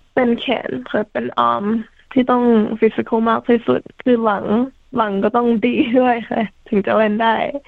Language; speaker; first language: Thai; early bilingual, heritage; Thai